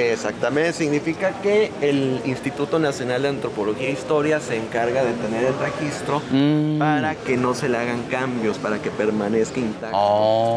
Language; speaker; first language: Spanish; native; Spanish